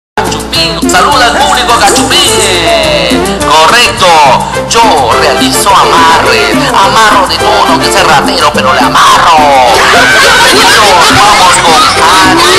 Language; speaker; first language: Spanish; native; Spanish